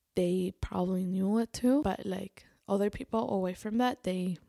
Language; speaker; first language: English; non-native, fluent; Spanish